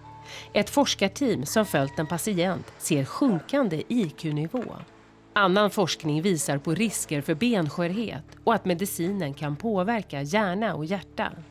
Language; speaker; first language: Swedish; native; Swedish